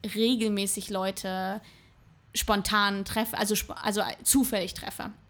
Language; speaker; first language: German; native; German